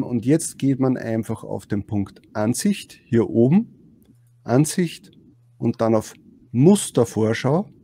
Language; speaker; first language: German; native; German